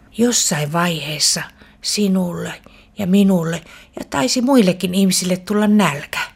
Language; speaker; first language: Finnish; native; Finnish